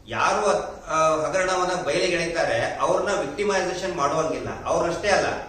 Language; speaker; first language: Kannada; native; Kannada